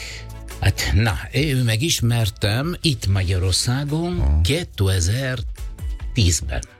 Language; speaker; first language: Hungarian; non-native, learner; Italian